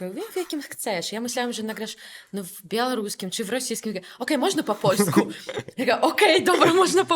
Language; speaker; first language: Polish; non-native, fluent; Belarusian